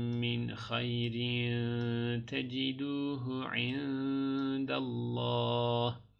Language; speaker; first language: Arabic; non-native, fluent; Turkish